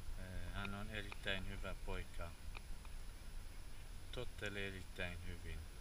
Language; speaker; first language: Finnish; non-native, fluent; Central Kurdish